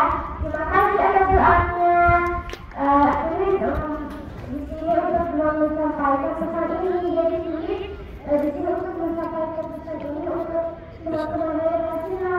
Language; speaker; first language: Indonesian; early bilingual, other home language; Arabic